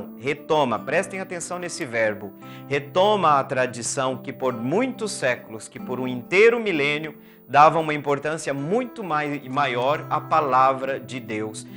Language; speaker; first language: Portuguese; native; Portuguese